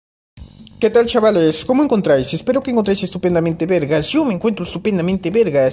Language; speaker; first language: Spanish; native; Spanish